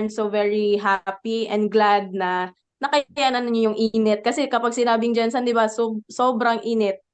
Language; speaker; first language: Filipino; non-native, local second language; Cebuano